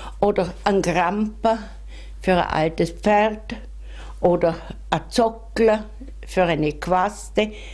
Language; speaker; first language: German; native; German